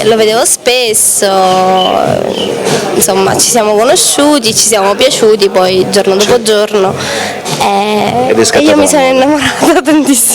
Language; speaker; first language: Italian; native; Italian